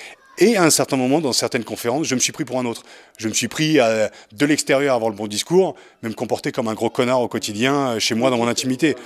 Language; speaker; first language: French; native; French